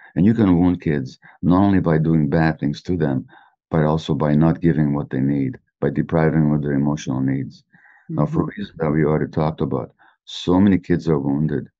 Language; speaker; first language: English; native; English